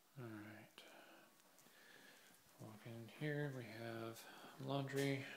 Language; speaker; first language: English; native; English